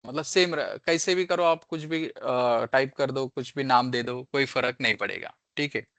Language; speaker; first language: Hindi; non-native, local second language; Marathi